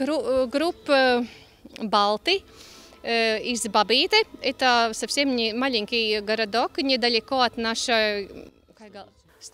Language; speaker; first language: Russian; non-native, local second language; Latvian